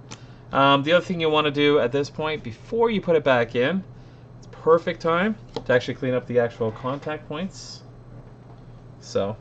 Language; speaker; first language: English; native; English